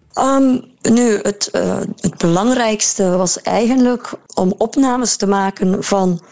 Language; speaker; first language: Dutch; native; Dutch